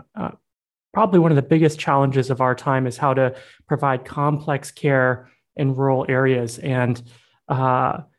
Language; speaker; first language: English; early bilingual, other home language; Burmese